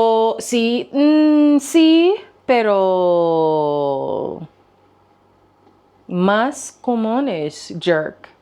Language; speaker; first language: Spanish; non-native, learner; English